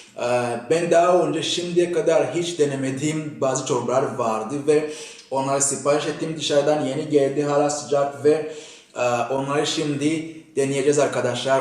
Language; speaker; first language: Turkish; non-native, fluent; Kinyarwanda